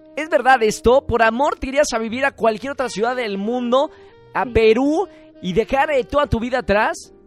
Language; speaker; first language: Spanish; native; Spanish